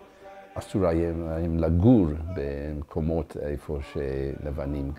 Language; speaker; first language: Hebrew; non-native, fluent; English